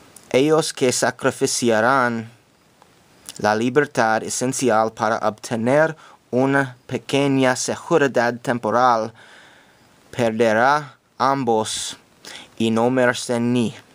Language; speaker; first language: Spanish; non-native, learner; English